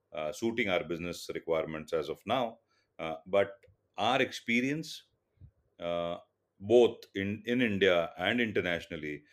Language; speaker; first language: English; non-native, local second language; Tulu